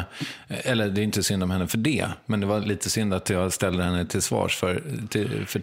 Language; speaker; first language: Swedish; native; Swedish